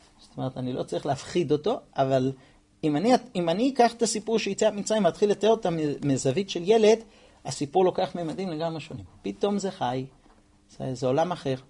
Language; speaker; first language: Hebrew; non-native, fluent; English